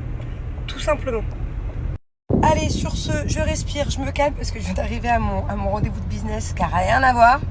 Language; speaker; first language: French; native; French